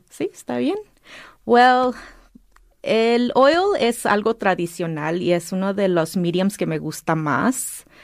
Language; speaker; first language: Spanish; early bilingual, heritage; Spanish